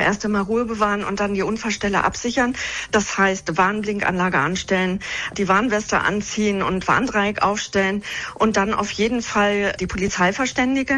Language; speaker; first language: German; native; German